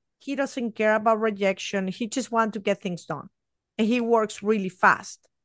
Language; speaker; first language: English; non-native, fluent; Spanish